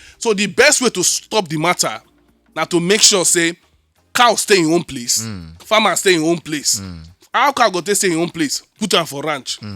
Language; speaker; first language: Nigerian Pidgin; native; Nigerian Pidgin